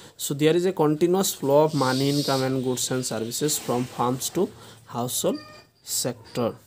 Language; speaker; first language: English; non-native, local second language; Assamese